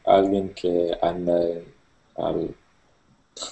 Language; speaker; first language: Spanish; non-native, learner; English